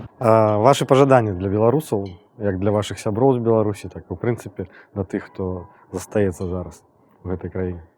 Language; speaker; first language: Belarusian; non-native, local second language; Russian